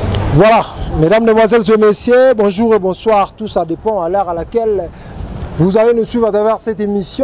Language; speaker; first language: French; non-native, local second language; Lingala